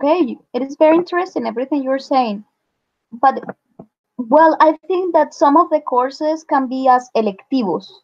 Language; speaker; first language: English; non-native, fluent; Spanish